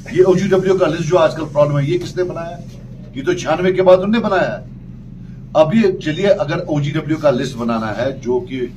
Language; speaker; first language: Urdu; non-native, local second language; Kashmiri